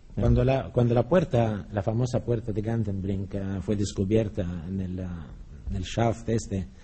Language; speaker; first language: Spanish; non-native, fluent; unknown